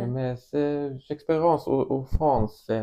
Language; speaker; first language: French; non-native, learner; Swedish